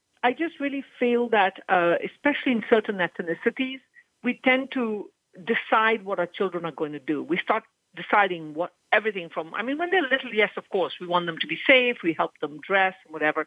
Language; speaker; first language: English; non-native, local second language; Punjabi